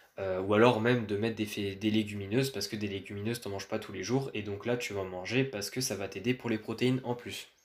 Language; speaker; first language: French; native; French